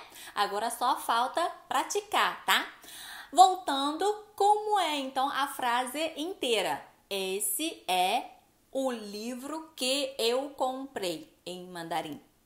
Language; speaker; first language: Portuguese; non-native, fluent; Chinese